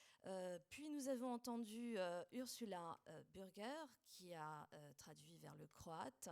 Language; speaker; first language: French; native; French